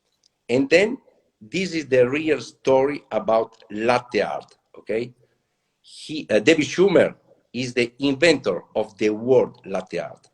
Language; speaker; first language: English; non-native, learner; Italian